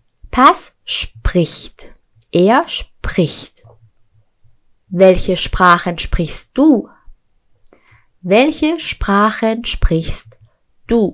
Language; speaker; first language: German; non-native, fluent; Persian